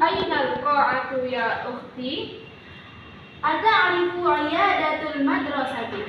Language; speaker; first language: Arabic; non-native, learner; Indonesian